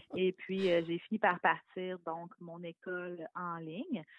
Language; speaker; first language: French; native; French